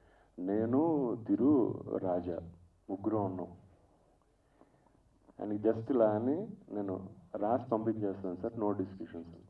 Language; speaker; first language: Telugu; native; Telugu